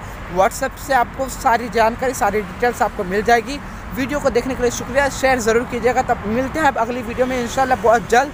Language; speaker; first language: Hindi; native; Hindi